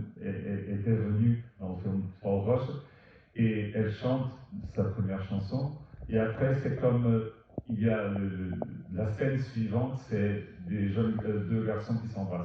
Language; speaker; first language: French; non-native, fluent; Portuguese